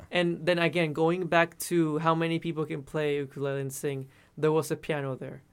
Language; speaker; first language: English; non-native, fluent; Spanish